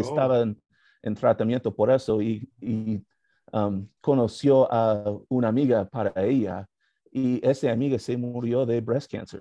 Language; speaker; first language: Spanish; non-native, learner; English